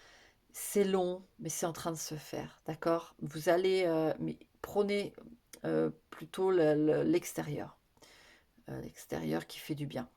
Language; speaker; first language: French; native; French